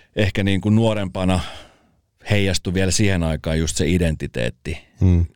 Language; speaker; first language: Finnish; early bilingual, other home language; Spanish